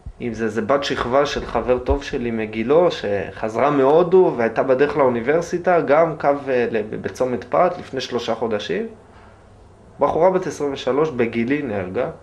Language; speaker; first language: Hebrew; native; Hebrew